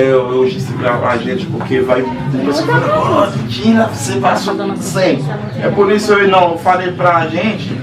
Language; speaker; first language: Portuguese; non-native, learner; Haitian Creole